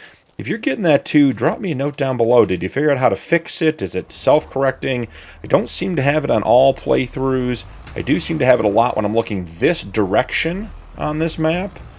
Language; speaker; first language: English; native; English